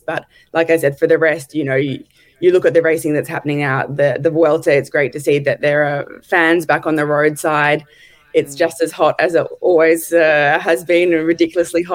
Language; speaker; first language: English; native; English